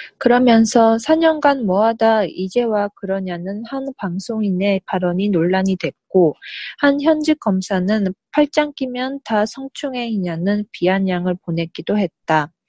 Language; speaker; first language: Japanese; early bilingual, other home language; Korean